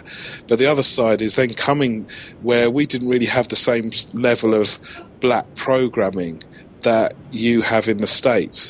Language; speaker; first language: English; native; English